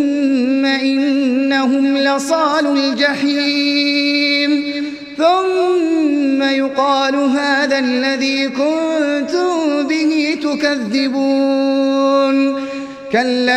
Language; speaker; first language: Arabic; native; Arabic